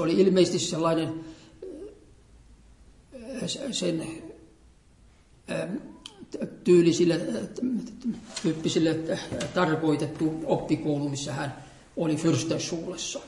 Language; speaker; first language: Finnish; native; Finnish